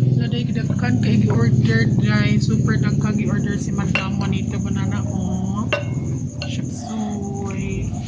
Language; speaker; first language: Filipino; non-native, local second language; Cebuano